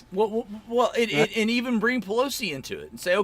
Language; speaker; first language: English; native; English